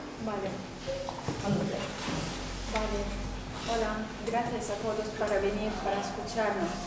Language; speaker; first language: Spanish; non-native, learner; Arabic